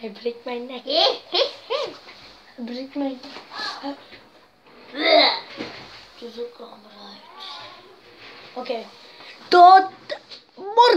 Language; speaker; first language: Dutch; non-native, local second language; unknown